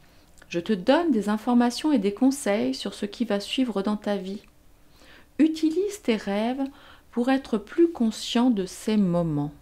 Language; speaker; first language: French; native; French